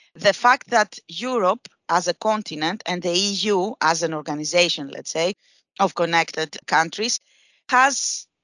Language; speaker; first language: English; non-native, fluent; Greek